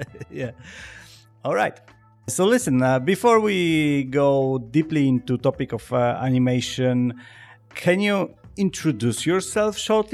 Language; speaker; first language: English; non-native, fluent; Polish